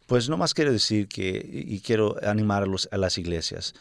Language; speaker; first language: Spanish; early bilingual, heritage; Spanish